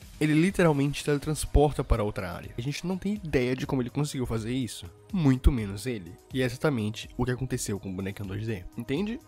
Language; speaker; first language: Portuguese; native; Portuguese